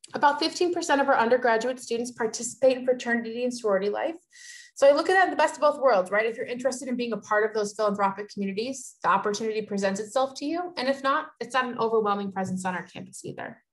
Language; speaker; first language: English; native; English